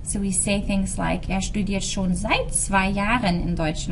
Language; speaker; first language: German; non-native, fluent; English